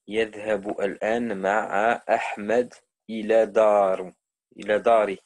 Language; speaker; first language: Arabic; non-native, learner; French